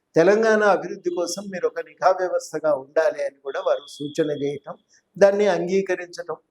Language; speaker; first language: Telugu; native; Telugu